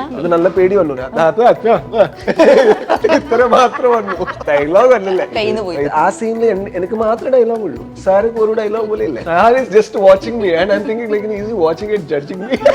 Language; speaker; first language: Malayalam; non-native, learner; Kannada